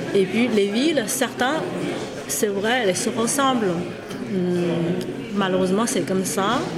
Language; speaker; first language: French; non-native, fluent; Chinese